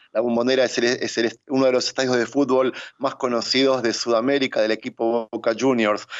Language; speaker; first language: Spanish; native; Spanish